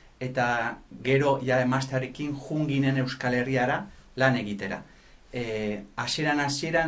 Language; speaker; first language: Basque; non-native, fluent; Spanish